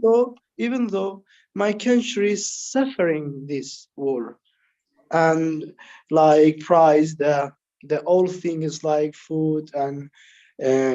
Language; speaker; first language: English; non-native, learner; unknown